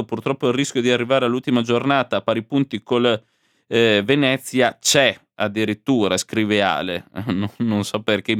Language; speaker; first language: Italian; native; Italian